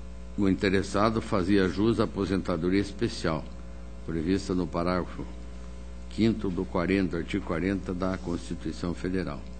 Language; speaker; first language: Portuguese; native; Portuguese